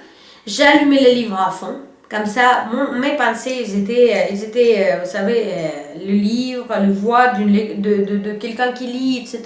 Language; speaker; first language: French; non-native, fluent; Russian